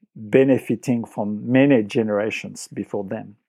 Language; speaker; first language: English; non-native, fluent; French